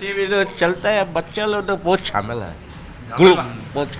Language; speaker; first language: Hindi; non-native, local second language; Chinese